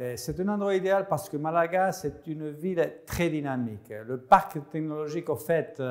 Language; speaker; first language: French; non-native, fluent; Spanish